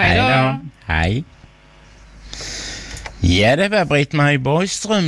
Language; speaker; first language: Swedish; native; Swedish